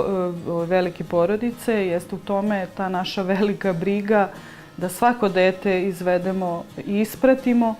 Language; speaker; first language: Serbian; native; Serbian